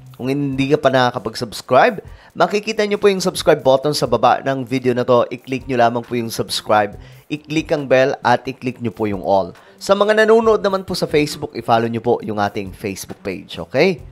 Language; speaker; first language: Filipino; native; Filipino